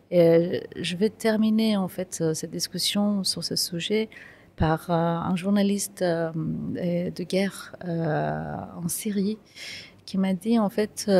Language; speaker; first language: French; non-native, fluent; Kurdish